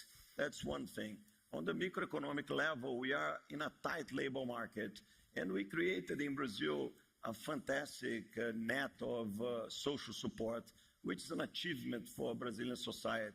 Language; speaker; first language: English; non-native, fluent; Portuguese